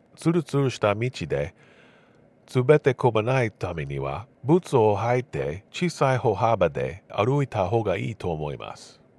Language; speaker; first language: Japanese; non-native, learner; English